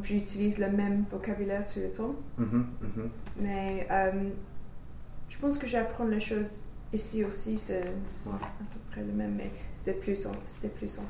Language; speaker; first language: French; non-native, fluent; English